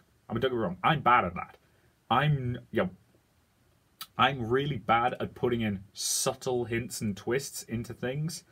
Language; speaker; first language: English; native; English